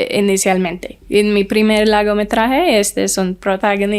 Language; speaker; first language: Spanish; non-native, learner; English